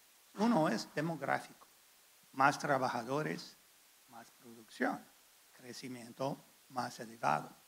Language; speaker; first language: Spanish; non-native, fluent; English